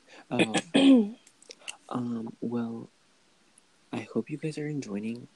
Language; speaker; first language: English; early bilingual, other home language; Spanish